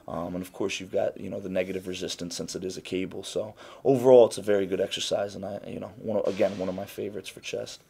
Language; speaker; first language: English; native; English